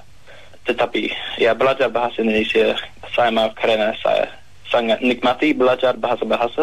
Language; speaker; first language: Indonesian; non-native, learner; English